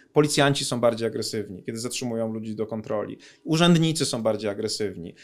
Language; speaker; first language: Polish; native; Polish